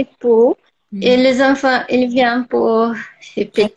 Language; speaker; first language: French; non-native, learner; Portuguese